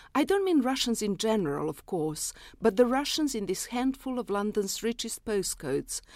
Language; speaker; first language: English; non-native, fluent; Serbian